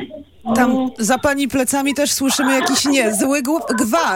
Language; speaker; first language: Polish; native; Polish